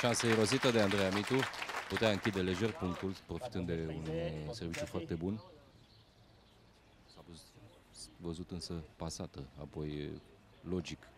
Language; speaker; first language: Romanian; native; Romanian